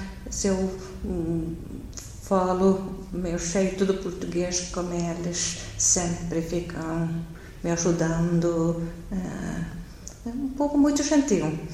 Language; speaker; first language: Portuguese; non-native, learner; Norwegian